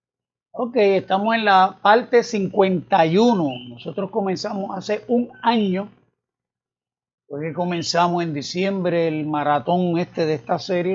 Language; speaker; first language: Spanish; native; Spanish